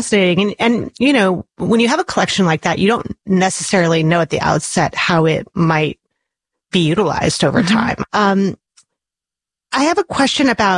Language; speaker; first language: English; native; English